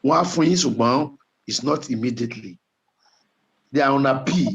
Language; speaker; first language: English; non-native, local second language; Yoruba